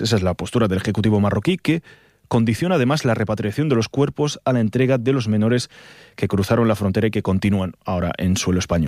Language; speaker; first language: Spanish; native; Spanish